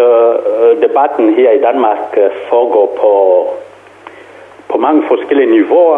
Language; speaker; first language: Danish; non-native, fluent; Kongo